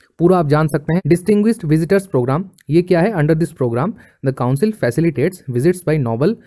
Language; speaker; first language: Hindi; native; Hindi